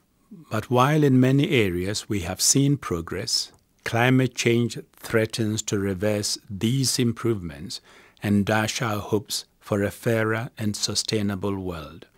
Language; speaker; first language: English; non-native, local second language; Akan